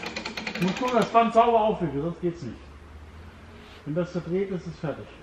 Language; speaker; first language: German; native; German